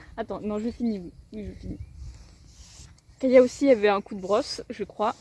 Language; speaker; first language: French; native; French